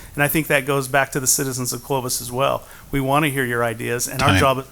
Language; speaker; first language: English; native; English